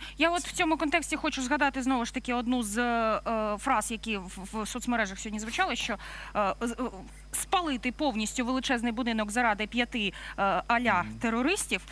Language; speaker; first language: Ukrainian; native; Ukrainian